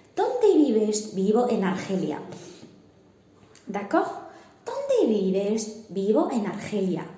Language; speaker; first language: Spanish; non-native, fluent; Arabic